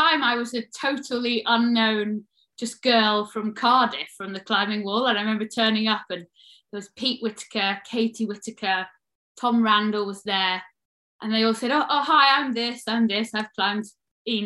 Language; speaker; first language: English; native; English